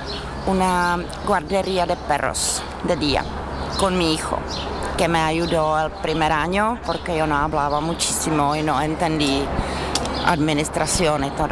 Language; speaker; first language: Spanish; non-native, learner; Czech